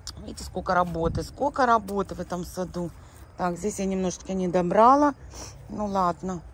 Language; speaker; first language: Russian; native; Russian